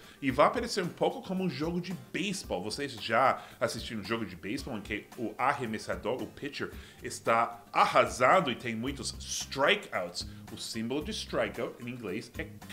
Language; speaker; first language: Portuguese; non-native, fluent; English